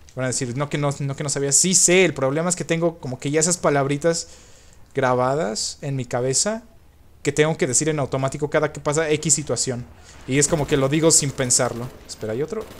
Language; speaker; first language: Spanish; native; Spanish